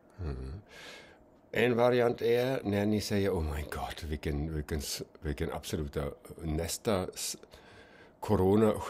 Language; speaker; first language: Swedish; non-native, fluent; German